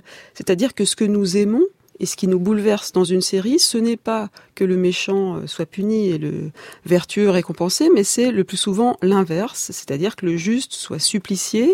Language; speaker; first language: French; native; French